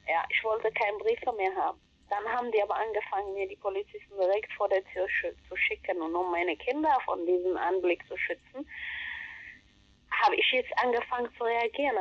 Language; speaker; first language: German; non-native, fluent; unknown